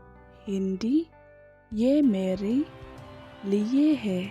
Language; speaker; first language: Hindi; non-native, local second language; Khasi